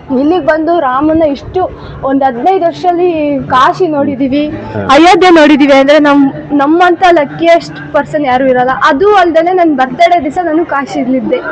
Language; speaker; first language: Kannada; native; Kannada